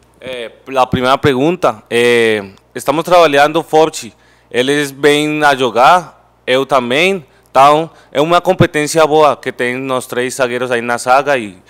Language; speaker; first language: Portuguese; non-native, learner; Spanish